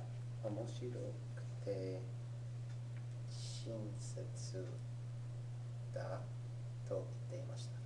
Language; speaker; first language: Japanese; non-native, learner; English